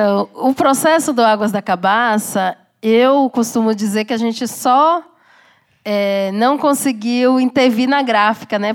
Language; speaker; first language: Portuguese; native; Portuguese